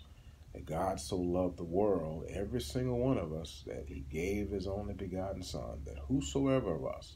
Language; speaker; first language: English; native; English